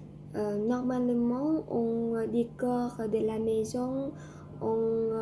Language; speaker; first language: French; non-native, learner; Vietnamese